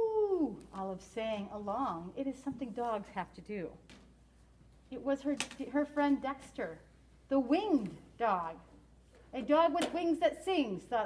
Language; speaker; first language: English; native; English